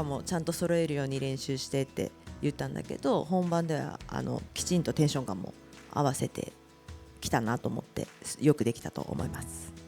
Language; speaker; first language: Japanese; native; Japanese